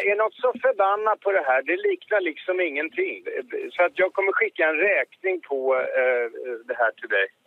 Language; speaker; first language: Swedish; native; Swedish